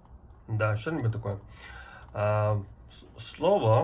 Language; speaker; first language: Russian; non-native, learner; Mongolian